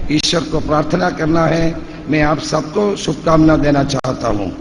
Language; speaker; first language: Hindi; non-native, local second language; Malayalam